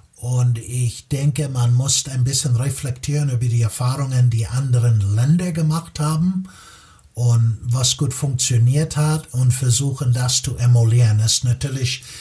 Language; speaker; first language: German; non-native, fluent; English